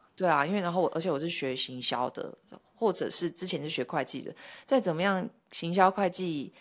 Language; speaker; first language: Chinese; native; Chinese